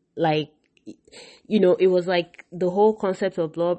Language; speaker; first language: English; non-native, local second language; Yoruba